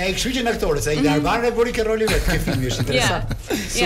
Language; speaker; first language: Albanian; native; Albanian